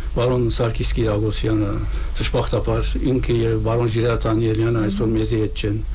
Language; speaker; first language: Armenian; native; Armenian